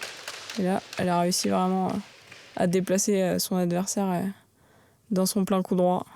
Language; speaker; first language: French; native; French